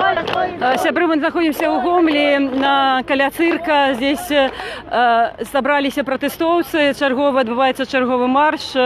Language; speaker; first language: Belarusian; non-native, local second language; Russian